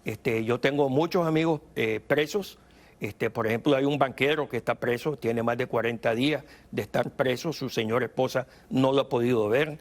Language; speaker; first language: Spanish; native; Spanish